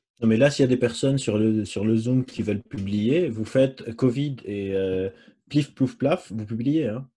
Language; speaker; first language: French; non-native, local second language; Arabic